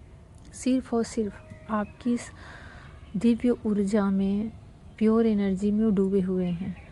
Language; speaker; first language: Hindi; native; Hindi